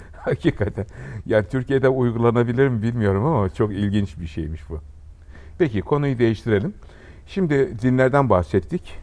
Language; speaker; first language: Turkish; native; Turkish